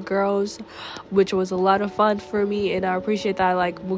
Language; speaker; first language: English; early bilingual, other home language; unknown